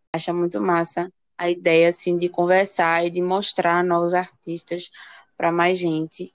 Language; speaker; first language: Portuguese; native; Portuguese